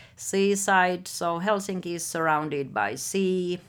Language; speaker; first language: English; non-native, fluent; Finnish